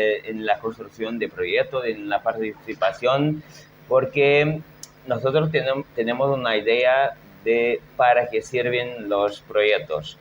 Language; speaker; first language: Spanish; non-native, fluent; Portuguese